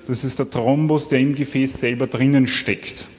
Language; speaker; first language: German; native; German